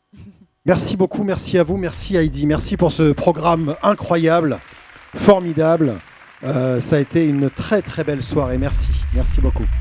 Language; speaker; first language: French; native; French